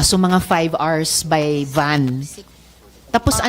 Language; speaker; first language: Filipino; native; Filipino